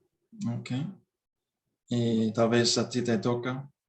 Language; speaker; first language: Spanish; non-native, learner; English